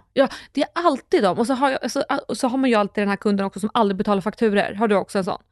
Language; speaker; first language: Swedish; early bilingual, other home language; Russian